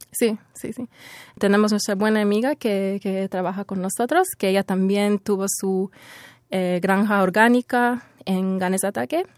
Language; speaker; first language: Spanish; early bilingual, heritage; Spanish